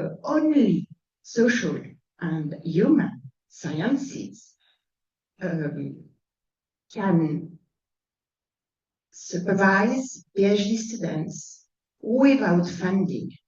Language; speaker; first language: English; non-native, fluent; French